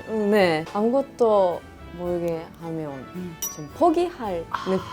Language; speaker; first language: Korean; non-native, learner; Japanese